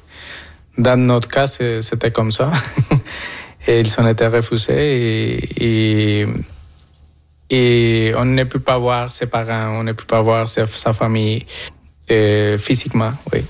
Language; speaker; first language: French; non-native, fluent; Spanish